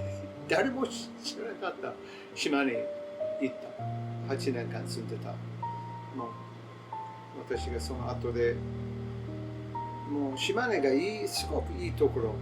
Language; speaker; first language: Japanese; non-native, learner; English